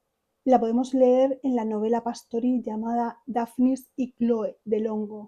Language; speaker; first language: Spanish; native; Spanish